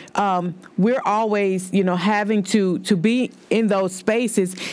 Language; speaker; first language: English; native; English